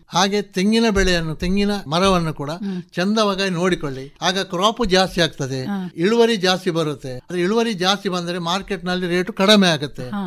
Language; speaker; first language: Kannada; non-native, local second language; Tulu